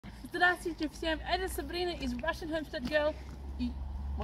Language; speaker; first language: Russian; non-native, learner; English